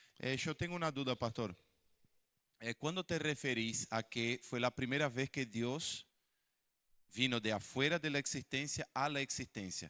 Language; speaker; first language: Spanish; native; Spanish